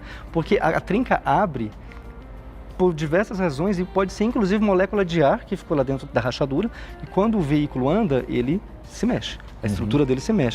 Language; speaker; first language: Portuguese; native; Portuguese